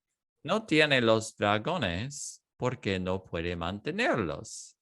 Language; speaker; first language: Spanish; non-native, learner; English